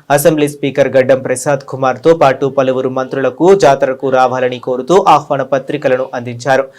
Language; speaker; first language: Telugu; native; Telugu